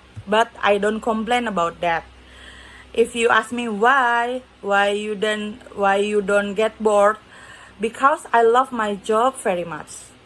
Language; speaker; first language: English; non-native, learner; Indonesian